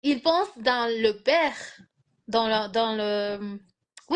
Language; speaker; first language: French; non-native, learner; Spanish